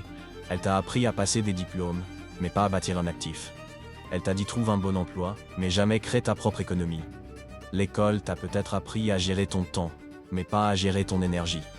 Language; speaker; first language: French; native; French